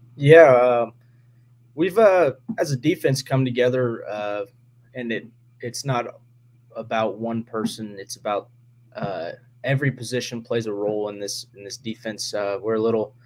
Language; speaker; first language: English; native; English